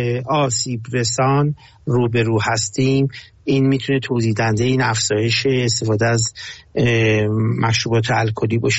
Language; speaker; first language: Persian; native; Persian